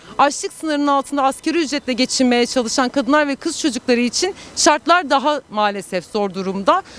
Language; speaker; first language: Turkish; native; Turkish